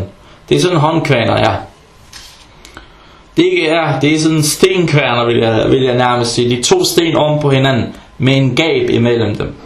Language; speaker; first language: Danish; early bilingual, other home language; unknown